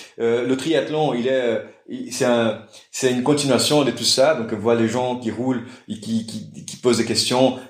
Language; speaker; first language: French; non-native, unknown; Portuguese